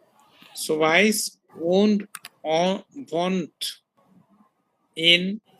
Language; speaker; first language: German; non-native, learner; Bangla